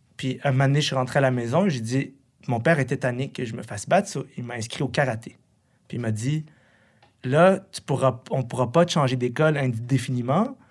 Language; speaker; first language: French; early bilingual, other home language; Arabic